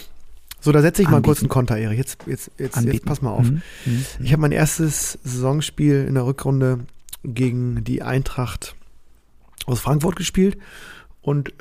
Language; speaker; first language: German; native; German